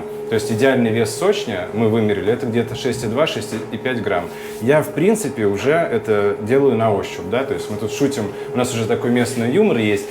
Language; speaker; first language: Russian; native; Russian